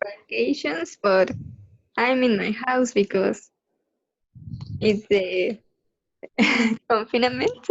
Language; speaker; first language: English; non-native, learner; Spanish